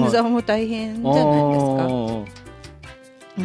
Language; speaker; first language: Japanese; non-native, fluent; Russian